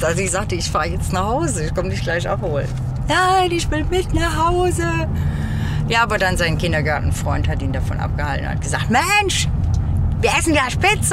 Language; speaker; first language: German; native; German